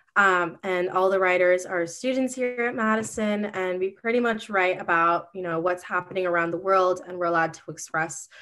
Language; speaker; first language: English; native; English